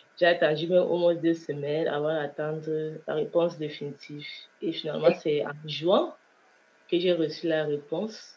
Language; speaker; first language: French; non-native, local second language; Kinyarwanda